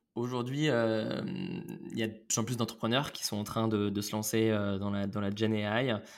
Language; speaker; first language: French; native; French